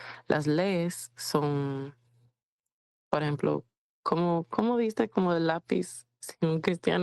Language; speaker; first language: Spanish; non-native, fluent; English